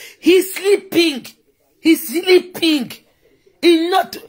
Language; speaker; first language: English; non-native, learner; Lingala